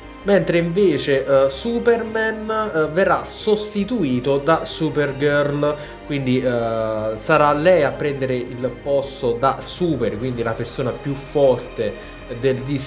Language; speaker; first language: Italian; native; Italian